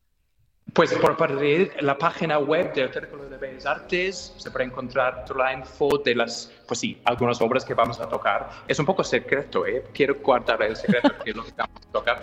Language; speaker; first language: Spanish; non-native, fluent; English